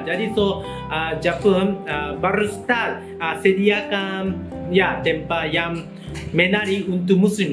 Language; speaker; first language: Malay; non-native, learner; Japanese